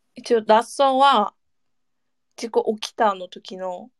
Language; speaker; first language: Japanese; non-native, fluent; Korean